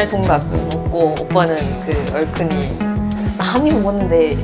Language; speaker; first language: Korean; non-native, fluent; Swedish